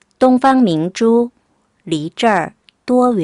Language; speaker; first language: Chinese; non-native, fluent; Korean